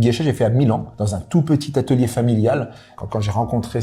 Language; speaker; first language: French; native; French